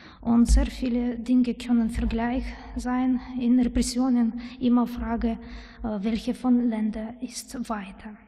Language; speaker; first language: German; non-native, learner; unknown